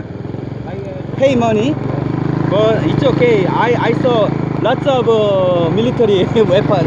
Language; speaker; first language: English; non-native, learner; Korean